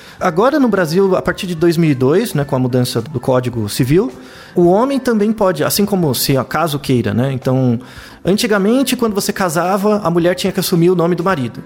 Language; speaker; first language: Portuguese; native; Portuguese